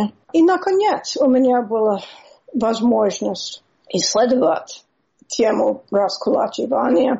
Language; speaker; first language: Russian; non-native, learner; English